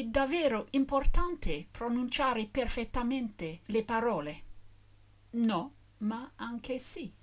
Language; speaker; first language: Italian; non-native, learner; English